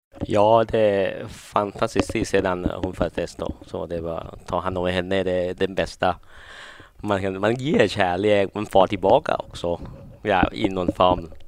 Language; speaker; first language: Swedish; non-native, learner; Thai